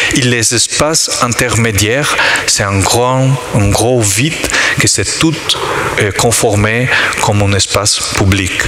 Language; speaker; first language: French; non-native, learner; Italian